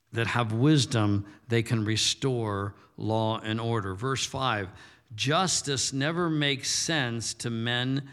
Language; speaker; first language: English; early bilingual, other home language; German